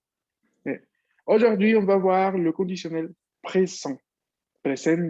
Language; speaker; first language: French; non-native, fluent; Spanish